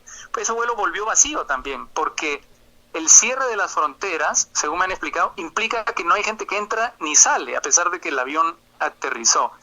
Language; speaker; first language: Spanish; native; Spanish